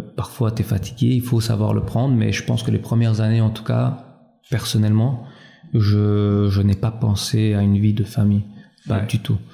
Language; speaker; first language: French; early bilingual, other home language; Albanian